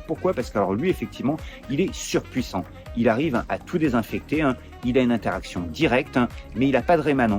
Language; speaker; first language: French; native; French